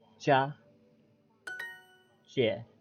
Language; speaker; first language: Chinese; non-native, learner; English